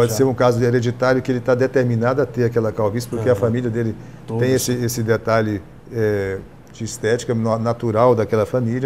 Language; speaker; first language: Portuguese; native; Portuguese